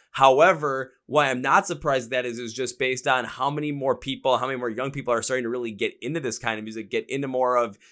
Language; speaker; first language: English; native; English